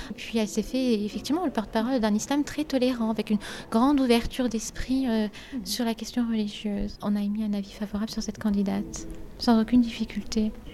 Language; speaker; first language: French; native; French